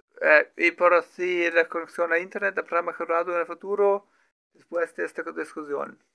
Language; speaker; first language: Spanish; non-native, learner; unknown